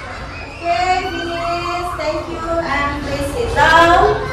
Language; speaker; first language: English; non-native, learner; Indonesian